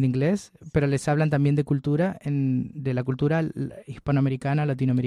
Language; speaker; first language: Spanish; native; Spanish